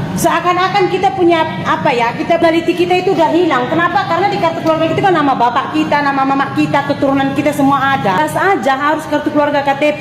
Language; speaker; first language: Indonesian; native; Indonesian